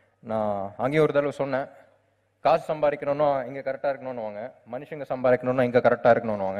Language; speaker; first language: Tamil; non-native, local second language; Telugu